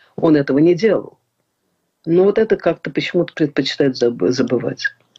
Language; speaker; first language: Russian; native; Russian